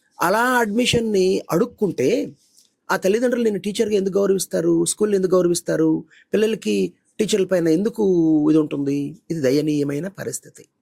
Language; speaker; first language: Telugu; native; Telugu